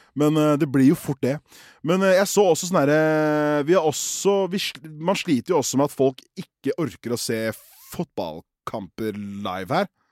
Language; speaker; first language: Norwegian; early bilingual, other home language; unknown